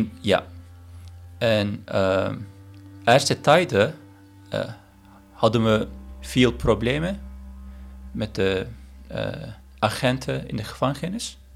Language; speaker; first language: Dutch; non-native, learner; Turkish